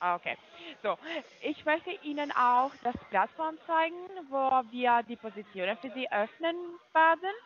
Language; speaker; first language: German; non-native, fluent; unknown